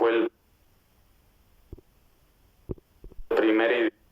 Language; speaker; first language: Spanish; non-native, fluent; Italian